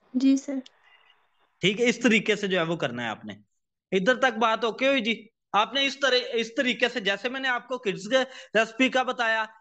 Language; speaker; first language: Urdu; native; Urdu